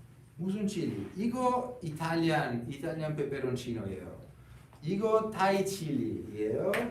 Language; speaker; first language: Korean; non-native, learner; Italian